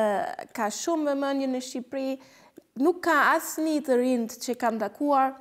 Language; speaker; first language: Albanian; non-native, fluent; German